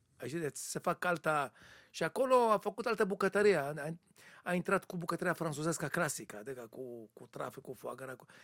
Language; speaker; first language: Romanian; non-native, learner; Hebrew